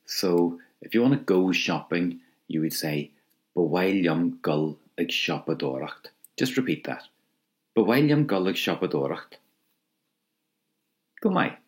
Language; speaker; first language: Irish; non-native, local second language; English